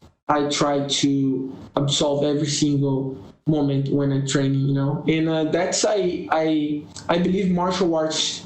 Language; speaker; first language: English; non-native, learner; Portuguese